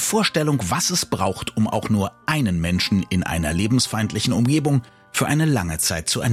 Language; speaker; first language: German; native; German